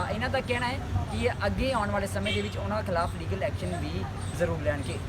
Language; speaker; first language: Hindi; non-native, local second language; Punjabi